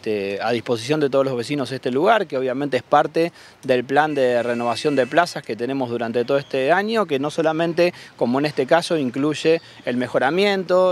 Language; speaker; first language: Spanish; native; Spanish